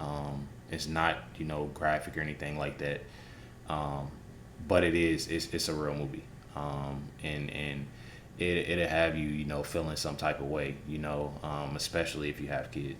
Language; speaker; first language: English; native; English